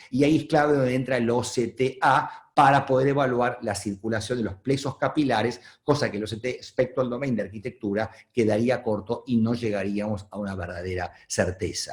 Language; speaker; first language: Spanish; native; Spanish